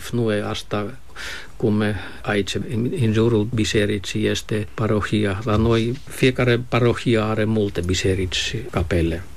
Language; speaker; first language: Romanian; non-native, fluent; Finnish